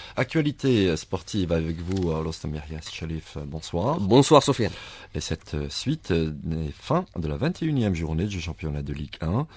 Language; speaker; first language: French; non-native, local second language; Arabic